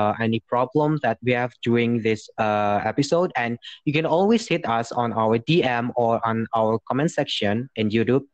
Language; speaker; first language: English; non-native, fluent; Indonesian